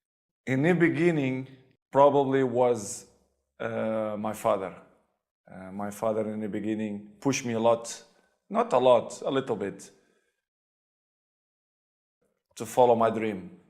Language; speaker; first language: English; non-native, fluent; Portuguese